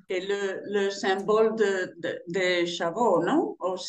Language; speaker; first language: French; non-native, learner; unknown